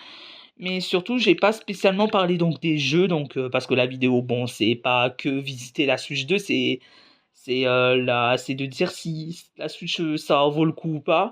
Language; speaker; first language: French; native; French